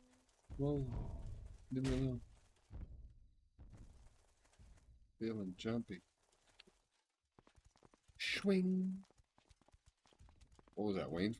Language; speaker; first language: English; native; English